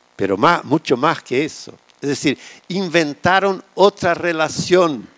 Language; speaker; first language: Spanish; non-native, fluent; Hungarian